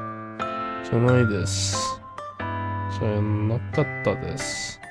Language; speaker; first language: Japanese; non-native, learner; English